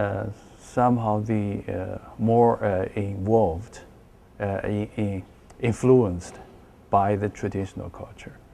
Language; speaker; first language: English; non-native, learner; Chinese